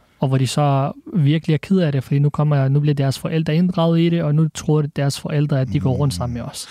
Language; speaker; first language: Danish; early bilingual, other home language; Arabic